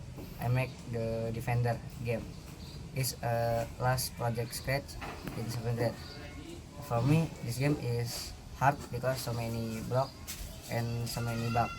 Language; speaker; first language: English; non-native, learner; Indonesian